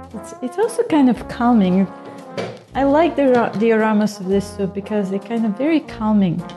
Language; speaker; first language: English; non-native, fluent; Bulgarian